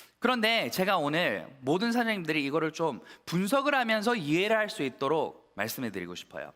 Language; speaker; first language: Korean; early bilingual, heritage; Korean